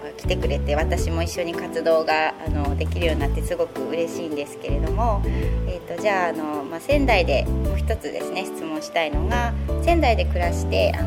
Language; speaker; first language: Japanese; native; Japanese